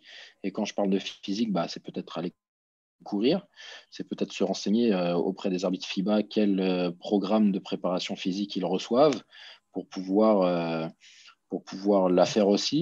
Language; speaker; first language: French; native; French